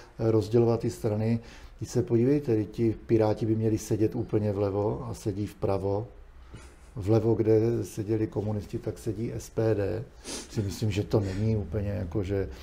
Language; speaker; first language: Czech; native; Czech